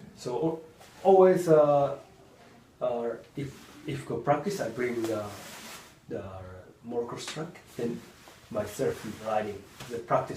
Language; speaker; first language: English; non-native, learner; Japanese